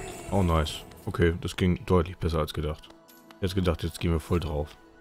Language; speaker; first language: German; native; German